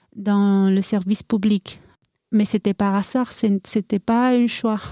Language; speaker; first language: French; non-native, fluent; Spanish